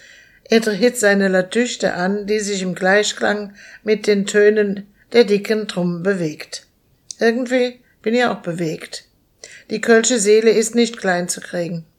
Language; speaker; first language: German; native; German